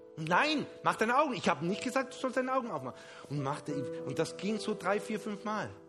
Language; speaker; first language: German; non-native, fluent; Spanish